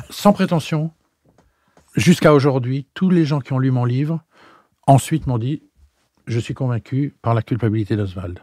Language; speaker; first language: French; native; French